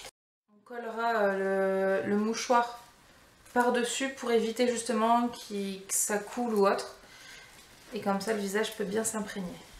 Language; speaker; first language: French; native; French